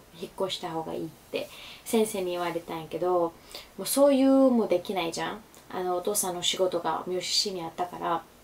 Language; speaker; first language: Japanese; non-native, fluent; Urdu